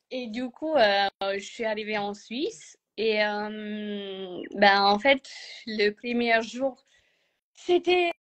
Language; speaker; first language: French; non-native, fluent; Romanian